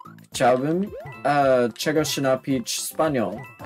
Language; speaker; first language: Polish; non-native, learner; English